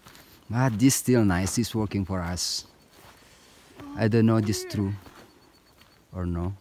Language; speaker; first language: English; non-native, learner; Indonesian